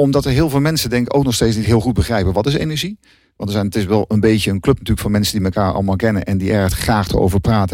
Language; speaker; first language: Dutch; native; Dutch